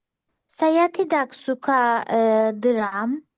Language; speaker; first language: Indonesian; non-native, learner; Turkish